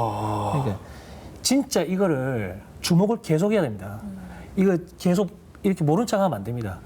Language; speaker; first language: Korean; native; Korean